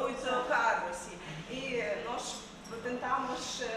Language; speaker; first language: Portuguese; non-native, learner; Ukrainian